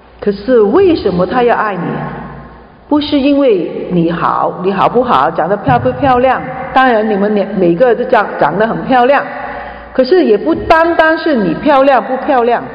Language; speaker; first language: Chinese; non-native, local second language; Cantonese